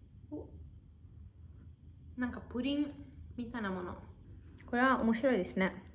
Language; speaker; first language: Japanese; non-native, fluent; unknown